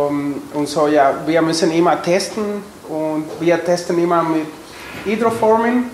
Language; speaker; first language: German; non-native, fluent; Spanish